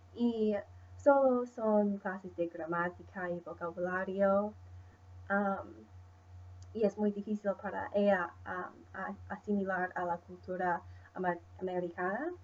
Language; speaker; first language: Spanish; non-native, learner; English